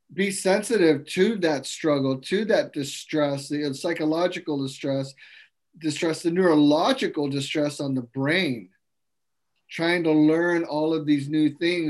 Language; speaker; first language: English; native; English